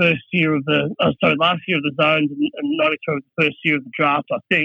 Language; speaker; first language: English; native; English